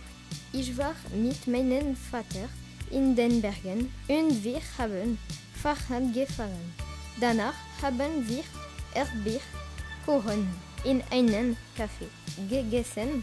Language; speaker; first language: German; non-native, learner; French